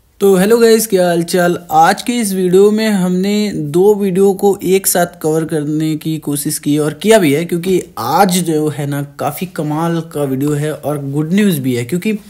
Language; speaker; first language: Hindi; native; Hindi